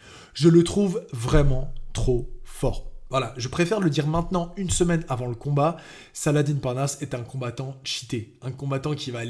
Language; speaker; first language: French; native; French